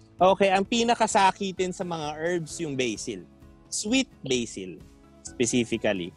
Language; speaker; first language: Filipino; non-native, local second language; Pampanga